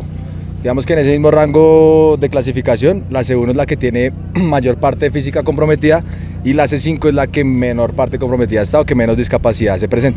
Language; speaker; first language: Spanish; native; Spanish